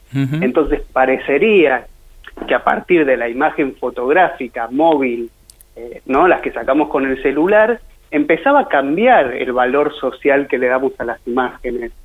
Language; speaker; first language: Spanish; native; Spanish